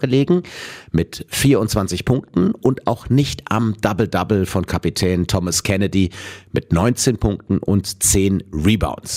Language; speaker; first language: German; native; German